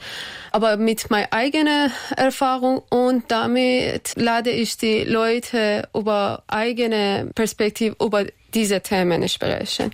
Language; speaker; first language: German; non-native, learner; Persian